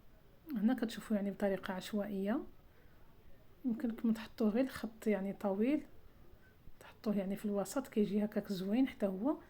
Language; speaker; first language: Arabic; native; Arabic